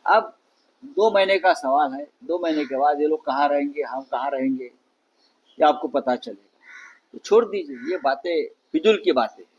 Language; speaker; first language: Hindi; non-native, local second language; Marathi